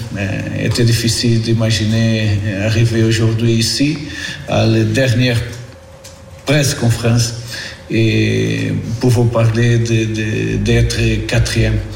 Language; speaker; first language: French; non-native, learner; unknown